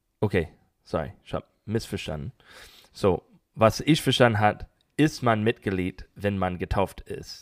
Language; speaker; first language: German; non-native, learner; English